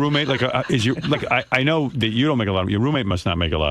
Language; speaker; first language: English; native; English